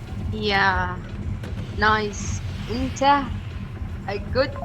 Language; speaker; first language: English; non-native, learner; Arabic